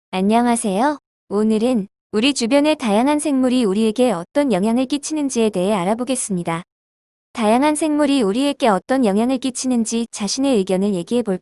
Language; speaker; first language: Korean; native; Korean